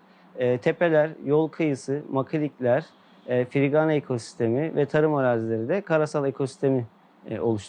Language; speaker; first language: Turkish; native; Turkish